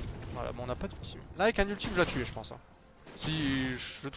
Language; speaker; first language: French; native; French